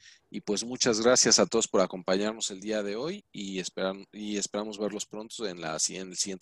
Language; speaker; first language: Spanish; native; Spanish